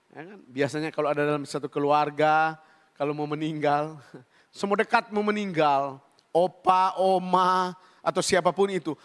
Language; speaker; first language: Indonesian; native; Indonesian